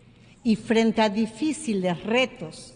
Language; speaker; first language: Spanish; native; Spanish